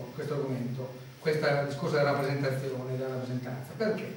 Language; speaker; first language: Italian; native; Italian